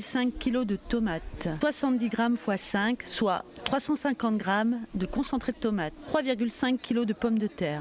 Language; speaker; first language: French; native; French